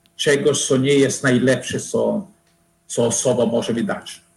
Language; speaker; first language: Polish; non-native, fluent; Portuguese